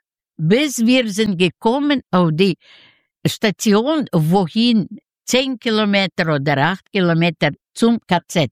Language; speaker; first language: German; non-native, fluent; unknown